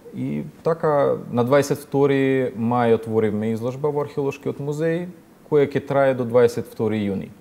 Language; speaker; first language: Macedonian; non-native, fluent; Ukrainian